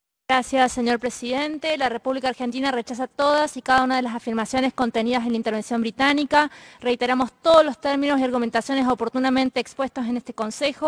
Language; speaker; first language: Spanish; native; Spanish